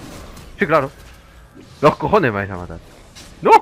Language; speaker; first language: Spanish; native; Spanish